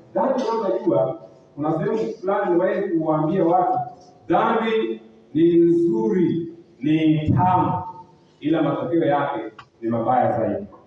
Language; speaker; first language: Swahili; non-native, local second language; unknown